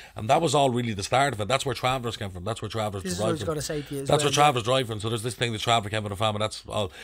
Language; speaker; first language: English; native; English